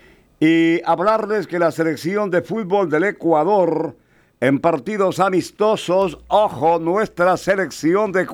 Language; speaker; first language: Spanish; native; Spanish